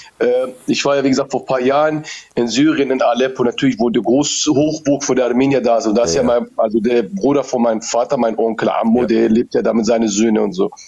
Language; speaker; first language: German; early bilingual, other home language; Turoyo